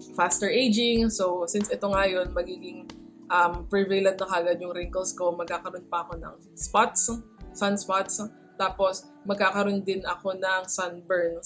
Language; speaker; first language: Filipino; native; Filipino